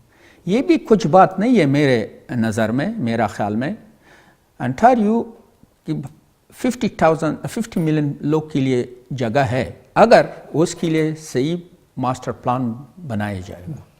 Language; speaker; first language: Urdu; non-native, learner; Pashto